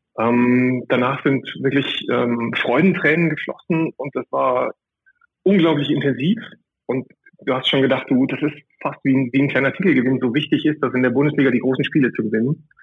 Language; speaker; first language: German; native; German